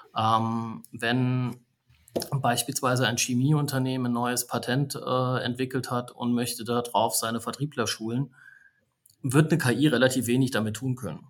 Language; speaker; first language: German; native; German